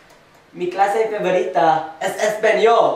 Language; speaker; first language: Spanish; non-native, learner; English